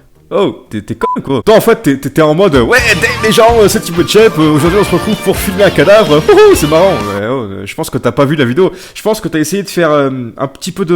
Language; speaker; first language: French; native; French